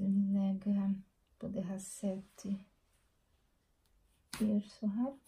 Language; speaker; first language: Swedish; non-native, learner; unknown